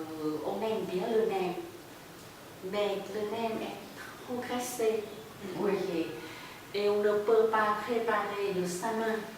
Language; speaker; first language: French; non-native, fluent; Vietnamese